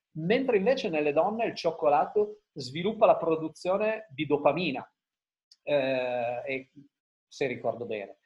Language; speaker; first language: Italian; early bilingual, heritage; Italian